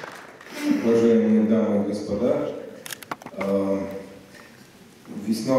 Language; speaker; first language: Russian; native; Russian